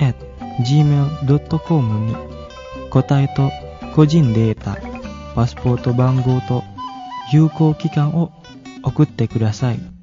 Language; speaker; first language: Japanese; non-native, fluent; Indonesian